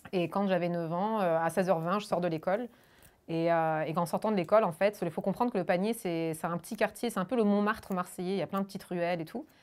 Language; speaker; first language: French; early bilingual, other home language; German